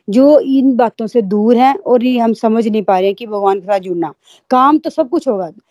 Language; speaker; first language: Hindi; native; Hindi